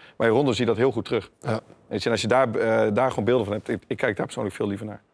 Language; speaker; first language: Dutch; native; Dutch